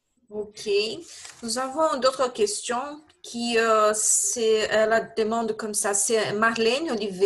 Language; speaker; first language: French; non-native, fluent; Portuguese